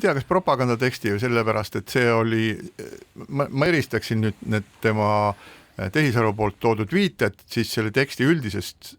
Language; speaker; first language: Estonian; native; Estonian